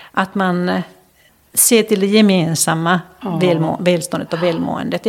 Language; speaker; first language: Swedish; non-native, local second language; Finnish